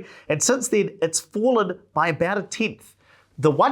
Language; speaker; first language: English; native; English